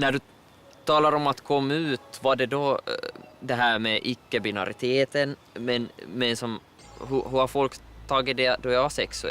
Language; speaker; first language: Swedish; native; Swedish